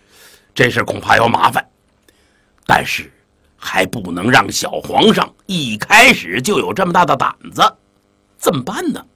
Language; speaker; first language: Chinese; native; Chinese